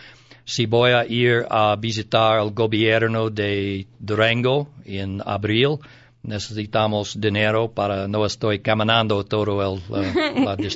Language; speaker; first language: Spanish; non-native, learner; English